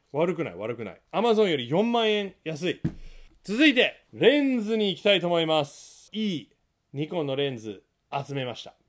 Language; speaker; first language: Japanese; non-native, fluent; English